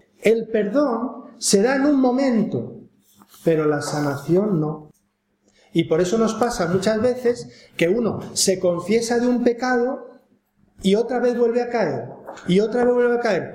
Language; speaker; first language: Spanish; native; Spanish